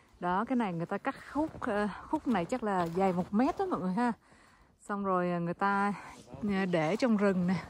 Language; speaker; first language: Vietnamese; native; Vietnamese